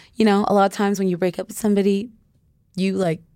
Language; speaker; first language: English; non-native, fluent; French